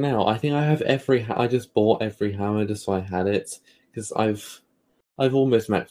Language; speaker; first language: English; native; English